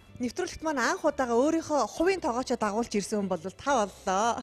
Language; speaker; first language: Mongolian; native; Mongolian